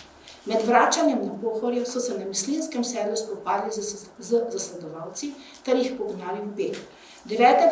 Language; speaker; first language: Slovenian; native; Slovenian